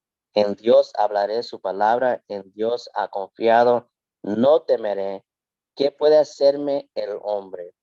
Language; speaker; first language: Spanish; early bilingual, heritage; Spanish